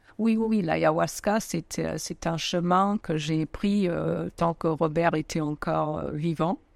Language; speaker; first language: French; non-native, fluent; German